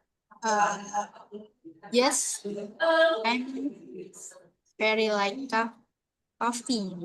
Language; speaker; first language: English; non-native, learner; Indonesian